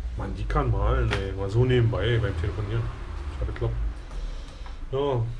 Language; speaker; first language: German; native; German